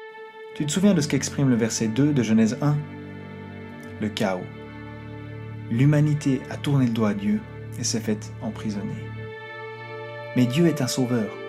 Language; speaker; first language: French; native; French